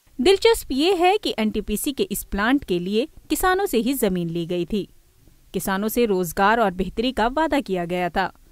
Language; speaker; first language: Hindi; native; Hindi